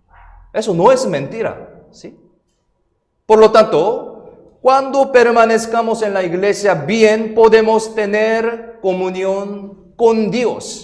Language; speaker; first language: Spanish; non-native, fluent; Korean